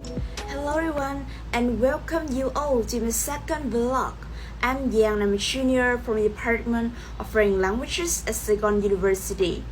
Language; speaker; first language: English; non-native, learner; Vietnamese